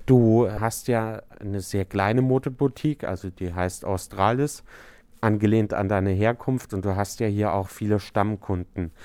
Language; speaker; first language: German; native; German